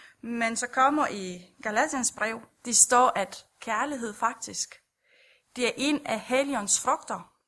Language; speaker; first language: Danish; non-native, fluent; Romanian